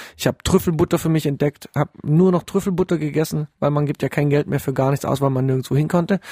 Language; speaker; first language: German; early bilingual, other home language; Polish